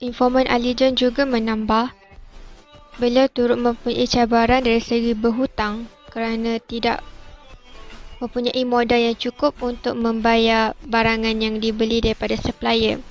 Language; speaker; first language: Malay; native; Malay